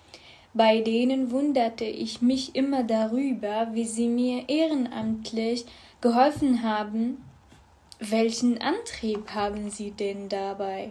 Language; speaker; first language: German; non-native, fluent; Arabic